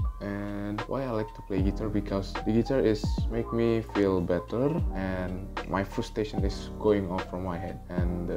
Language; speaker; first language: English; non-native, learner; Indonesian